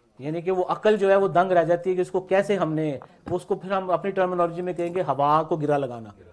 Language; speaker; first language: Urdu; native; Urdu